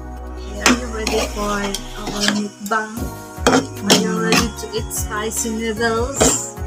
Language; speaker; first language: English; non-native, local second language; Cebuano